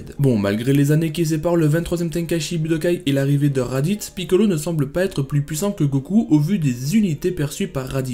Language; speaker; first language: French; native; French